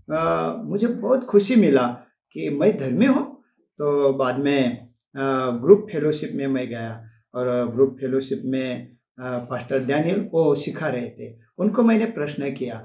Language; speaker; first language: Hindi; non-native, local second language; Marathi